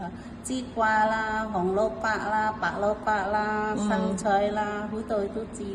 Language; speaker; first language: Cantonese; non-native, fluent; Indonesian